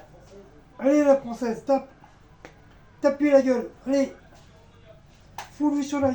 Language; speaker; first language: French; native; French